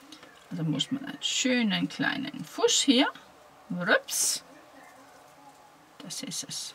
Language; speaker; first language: German; non-native, fluent; Danish